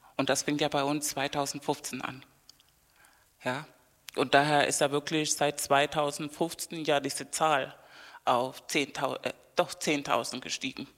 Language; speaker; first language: German; non-native, fluent; Spanish